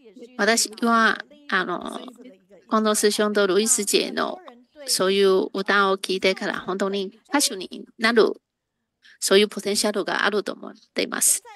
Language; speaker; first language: Japanese; non-native, fluent; Chinese